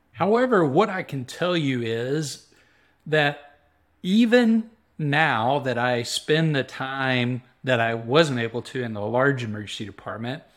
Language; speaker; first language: English; native; English